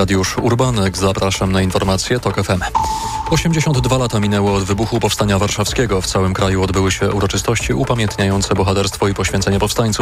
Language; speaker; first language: Polish; native; Polish